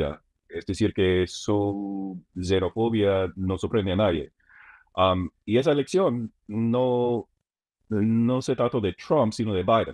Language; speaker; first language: Spanish; non-native, fluent; English